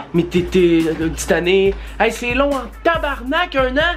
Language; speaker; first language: French; native; French